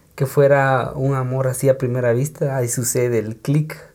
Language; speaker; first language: Spanish; non-native, local second language; Kaqchikel